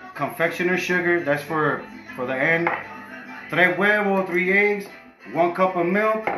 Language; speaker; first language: English; early bilingual, other home language; Spanish